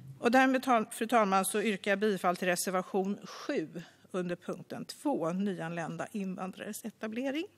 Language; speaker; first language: Swedish; native; Swedish